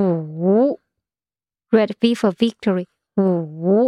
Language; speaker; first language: English; non-native, fluent; Chinese